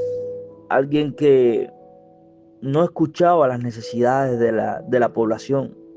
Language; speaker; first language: Spanish; native; Spanish